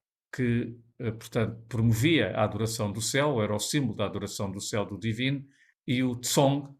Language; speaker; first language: Portuguese; native; Portuguese